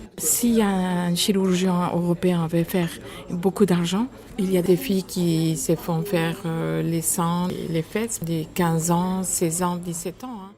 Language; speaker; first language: French; non-native, fluent; Spanish